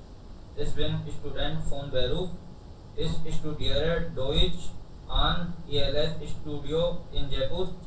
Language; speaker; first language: German; non-native, learner; Hindi